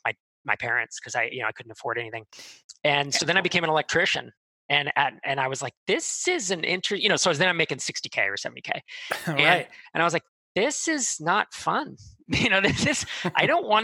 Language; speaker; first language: English; native; English